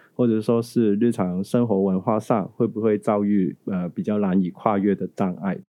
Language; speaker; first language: Chinese; native; Chinese